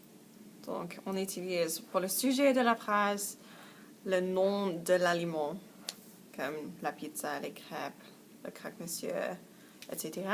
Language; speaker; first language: French; non-native, fluent; English